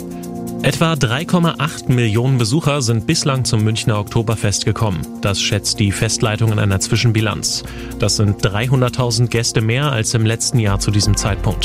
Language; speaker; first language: German; native; German